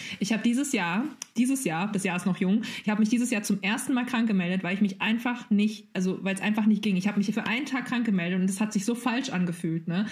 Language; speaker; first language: German; native; German